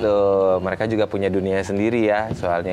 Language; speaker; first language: Indonesian; native; Indonesian